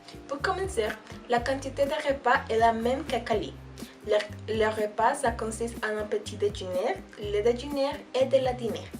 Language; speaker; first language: French; non-native, learner; Spanish